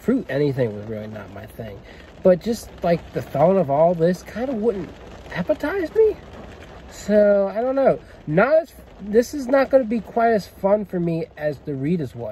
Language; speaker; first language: English; native; English